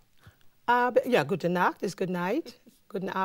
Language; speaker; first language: German; non-native, fluent; English